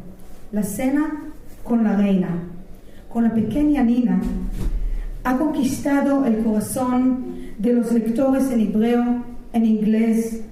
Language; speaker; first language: Spanish; non-native, fluent; Hebrew